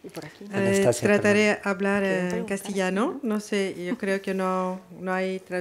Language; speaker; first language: Spanish; non-native, fluent; French